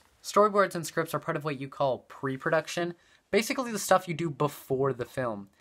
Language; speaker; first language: English; native; English